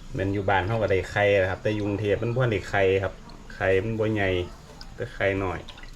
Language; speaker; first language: Thai; native; Thai